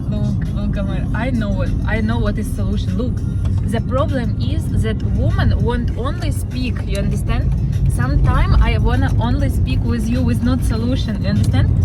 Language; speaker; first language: English; non-native, learner; Ukrainian